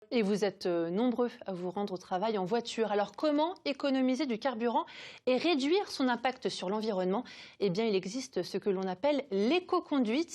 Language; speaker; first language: French; native; French